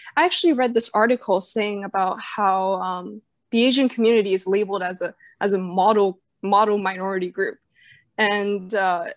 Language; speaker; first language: English; early bilingual, other home language; Chinese